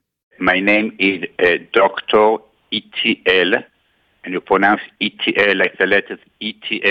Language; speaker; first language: English; non-native, fluent; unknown